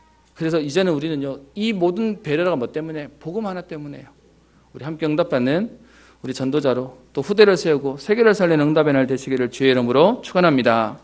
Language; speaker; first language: Korean; native; Korean